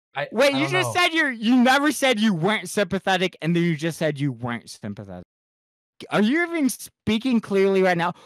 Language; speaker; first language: English; native; English